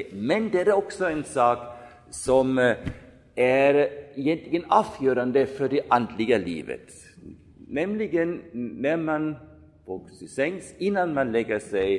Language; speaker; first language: Swedish; non-native, fluent; German